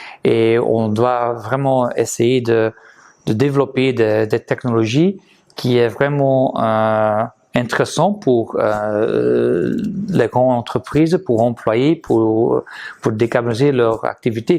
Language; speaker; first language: French; non-native, local second language; Dutch